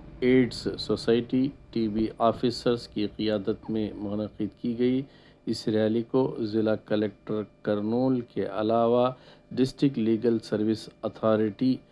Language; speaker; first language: Urdu; native; Urdu